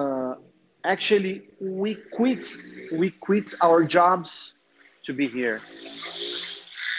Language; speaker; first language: English; non-native, fluent; Portuguese